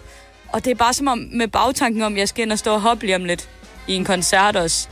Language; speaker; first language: Danish; native; Danish